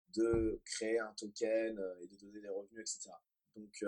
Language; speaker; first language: French; native; French